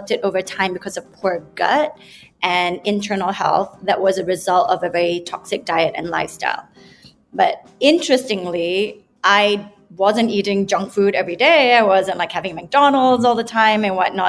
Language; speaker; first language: English; non-native, local second language; Malay